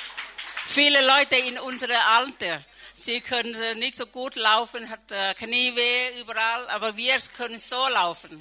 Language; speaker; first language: German; non-native, learner; Thai